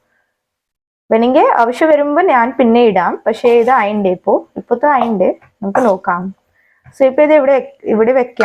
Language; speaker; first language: Malayalam; non-native, learner; Hindi